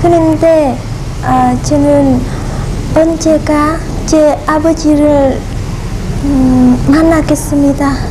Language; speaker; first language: Korean; non-native, learner; Vietnamese